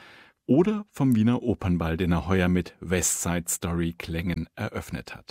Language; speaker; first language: German; native; German